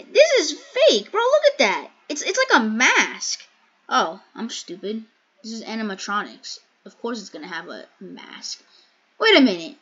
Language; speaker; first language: English; native; English